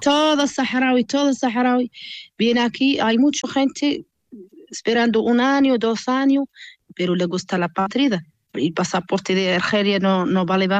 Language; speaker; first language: Spanish; non-native, learner; Arabic